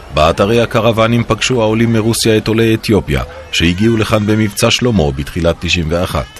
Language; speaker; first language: Hebrew; native; Hebrew